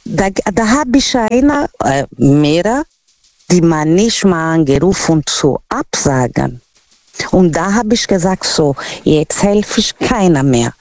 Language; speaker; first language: German; non-native, learner; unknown